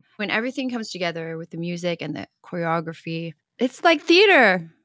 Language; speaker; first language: English; non-native, local second language; Cantonese